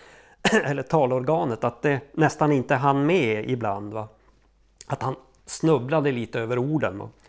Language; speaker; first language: Swedish; native; Swedish